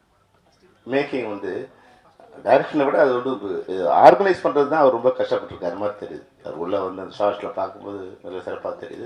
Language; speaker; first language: Tamil; native; Tamil